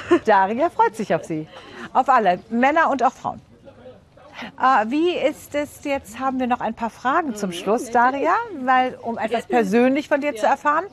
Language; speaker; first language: German; native; German